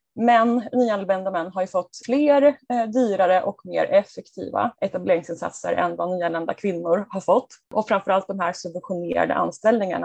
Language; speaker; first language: Swedish; native; Swedish